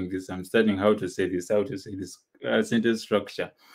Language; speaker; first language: English; non-native, local second language; Ganda